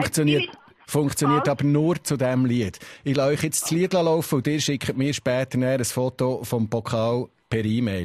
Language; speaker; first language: German; native; German